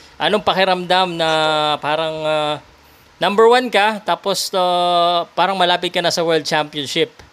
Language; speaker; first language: Filipino; native; Filipino